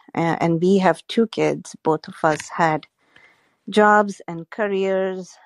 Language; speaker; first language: English; non-native, local second language; Gujarati